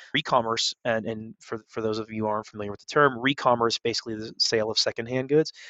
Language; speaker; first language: English; native; English